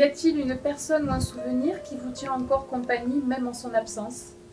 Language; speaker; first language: French; native; French